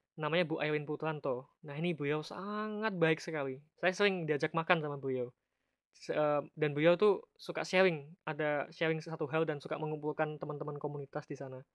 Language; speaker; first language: Indonesian; native; Indonesian